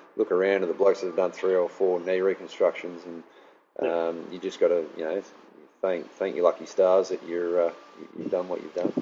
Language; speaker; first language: English; native; English